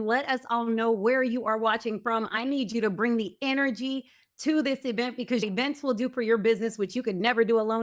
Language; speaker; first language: English; native; English